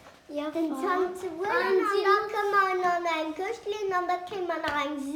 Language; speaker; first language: German; non-native, local second language; Arabic